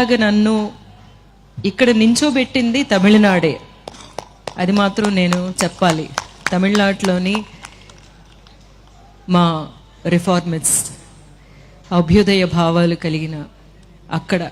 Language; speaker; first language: Telugu; early bilingual, heritage; Telugu